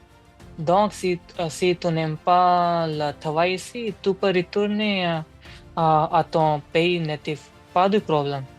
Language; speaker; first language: French; non-native, learner; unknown